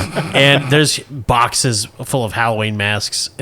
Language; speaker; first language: English; native; English